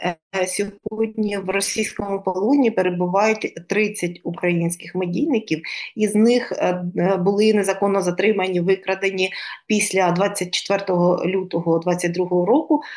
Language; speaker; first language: Ukrainian; native; Ukrainian